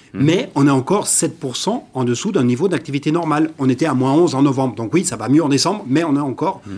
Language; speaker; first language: French; native; French